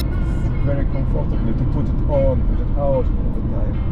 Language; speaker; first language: English; non-native, learner; German